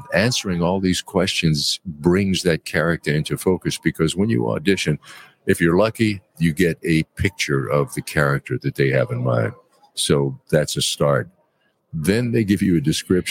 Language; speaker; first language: English; native; English